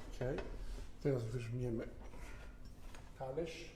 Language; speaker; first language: Polish; non-native, fluent; Italian